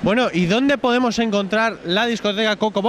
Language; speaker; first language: Spanish; native; Spanish